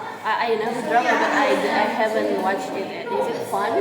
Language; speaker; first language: English; non-native, learner; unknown